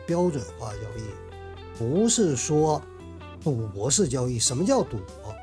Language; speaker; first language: Chinese; native; Chinese